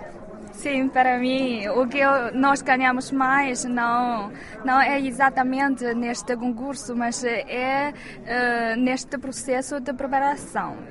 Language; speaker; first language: Portuguese; non-native, fluent; Chinese